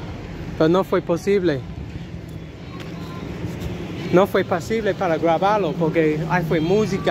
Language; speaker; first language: Spanish; non-native, learner; English